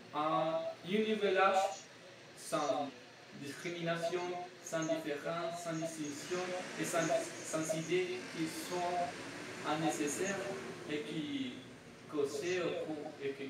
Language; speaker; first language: French; non-native, learner; Spanish